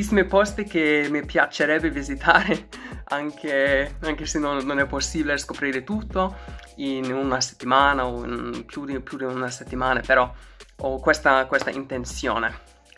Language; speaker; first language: Italian; non-native, learner; English